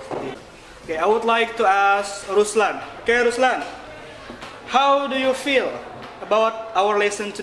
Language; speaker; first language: English; non-native, fluent; Indonesian